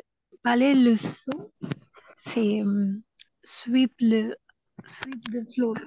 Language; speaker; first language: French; non-native, learner; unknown